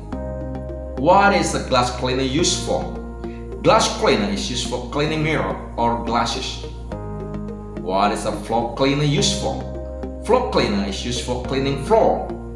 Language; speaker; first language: English; non-native, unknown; Indonesian